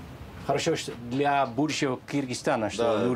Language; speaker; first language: Russian; non-native, fluent; Dutch